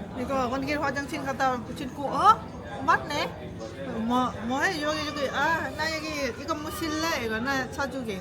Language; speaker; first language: Korean; non-native, learner; Lao